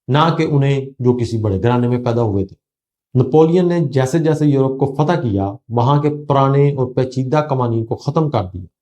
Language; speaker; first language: Urdu; native; Urdu